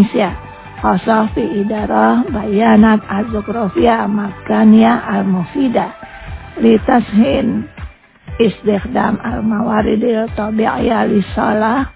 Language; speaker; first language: Arabic; non-native, learner; Indonesian